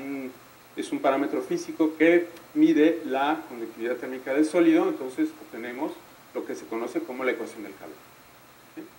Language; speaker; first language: Spanish; native; Spanish